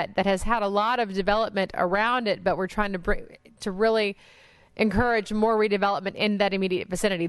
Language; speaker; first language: English; native; English